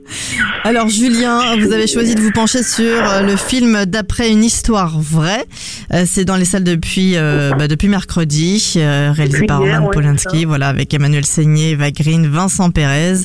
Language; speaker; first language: French; native; French